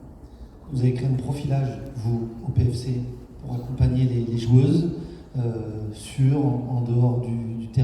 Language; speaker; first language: French; native; French